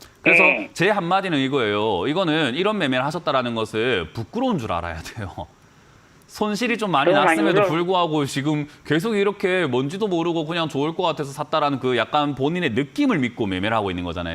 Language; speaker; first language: Korean; native; Korean